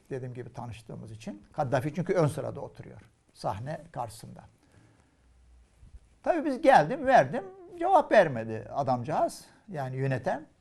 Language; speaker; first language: Turkish; non-native, fluent; Arabic